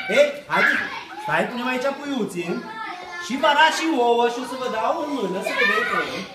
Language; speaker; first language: Romanian; native; Romanian